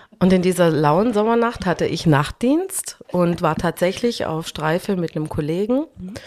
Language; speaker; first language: German; early bilingual, other home language; Hungarian